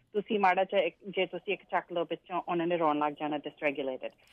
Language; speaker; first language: English; early bilingual, other home language; Punjabi